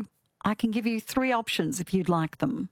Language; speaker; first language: English; native; English